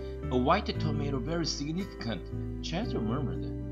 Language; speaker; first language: English; non-native, fluent; Korean